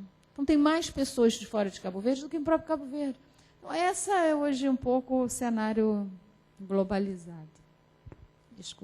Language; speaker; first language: Portuguese; native; Portuguese